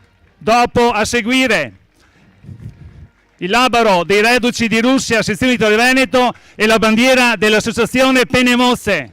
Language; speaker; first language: Italian; native; Italian